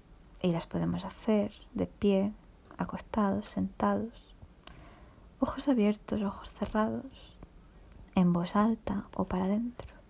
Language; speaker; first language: Spanish; non-native, fluent; Portuguese